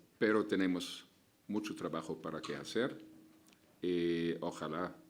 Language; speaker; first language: Spanish; non-native, fluent; Arabic